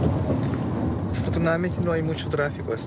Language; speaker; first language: Spanish; non-native, fluent; French